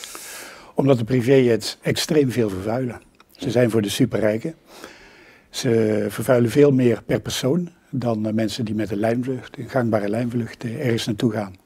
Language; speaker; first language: Dutch; native; Dutch